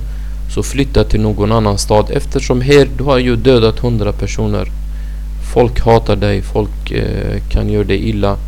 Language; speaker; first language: Swedish; non-native, fluent; Arabic